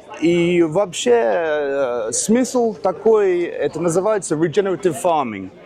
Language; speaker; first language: Russian; non-native, learner; English